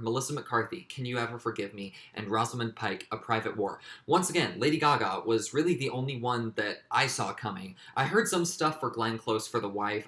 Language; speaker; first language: English; native; English